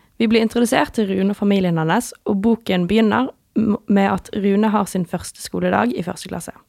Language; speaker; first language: Norwegian; native; Norwegian